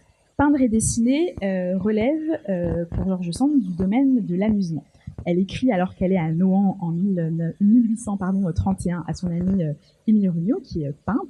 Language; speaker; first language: French; native; French